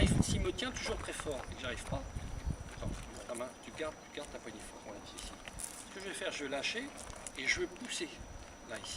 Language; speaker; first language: French; native; French